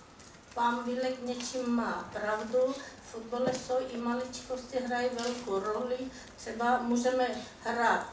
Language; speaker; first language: Czech; non-native, fluent; Armenian